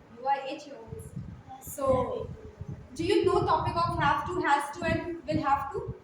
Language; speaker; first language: English; non-native, local second language; Hindi